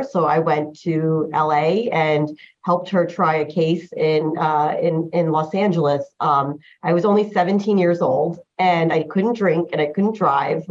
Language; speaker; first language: English; early bilingual, other home language; Chinese